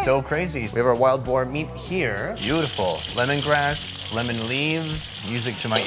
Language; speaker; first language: English; native; English